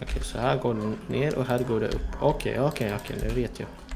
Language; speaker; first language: Swedish; non-native, fluent; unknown